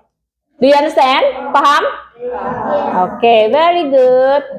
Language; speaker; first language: English; non-native, local second language; Indonesian